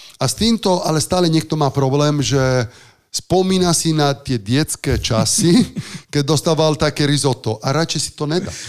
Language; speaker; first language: Slovak; non-native, fluent; Italian